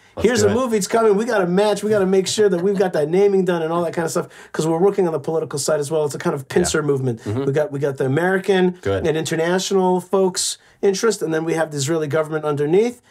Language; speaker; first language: English; native; English